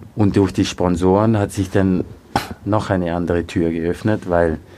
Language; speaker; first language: German; early bilingual, other home language; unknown